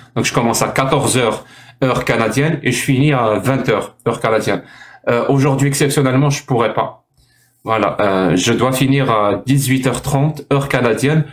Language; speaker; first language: French; non-native, local second language; Arabic